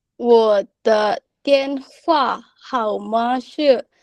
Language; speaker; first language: Chinese; non-native, learner; Filipino